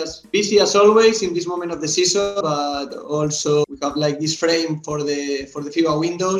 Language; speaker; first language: English; non-native, fluent; Spanish